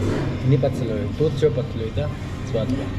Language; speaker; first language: Russian; non-native, learner; Hindi